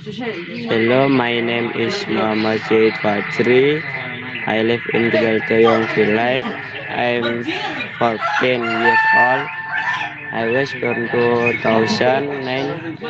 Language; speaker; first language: English; non-native, learner; Indonesian